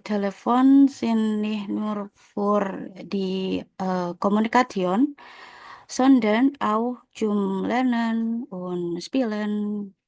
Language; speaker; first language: German; non-native, learner; Indonesian